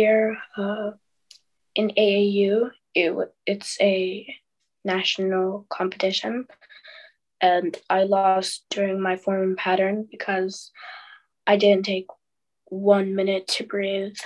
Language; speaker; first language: English; native; English